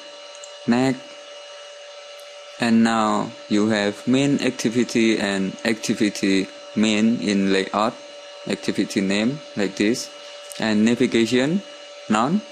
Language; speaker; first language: English; non-native, learner; Indonesian